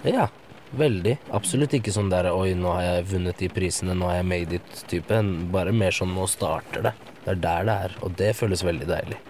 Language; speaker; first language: Norwegian; early bilingual, other home language; Arabic